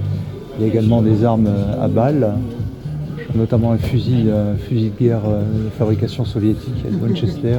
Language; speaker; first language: French; native; French